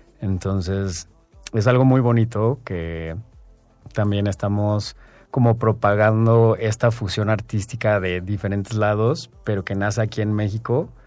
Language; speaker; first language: Spanish; native; Spanish